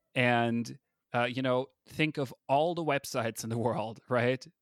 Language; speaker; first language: English; non-native, fluent; German